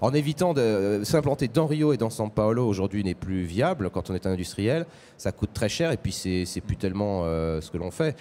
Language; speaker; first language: French; native; French